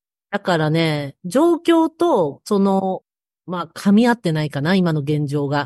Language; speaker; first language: Japanese; native; Japanese